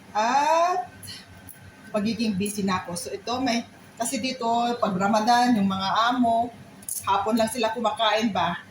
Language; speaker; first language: Filipino; native; Filipino